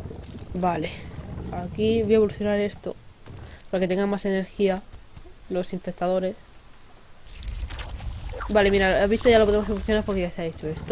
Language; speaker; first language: Spanish; native; Spanish